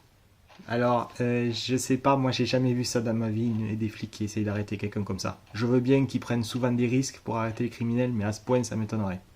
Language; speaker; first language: French; native; French